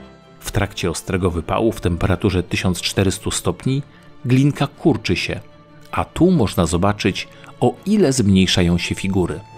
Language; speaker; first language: Polish; native; Polish